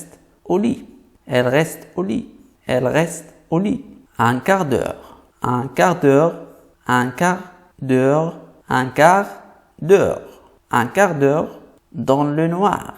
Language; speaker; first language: French; non-native, fluent; Arabic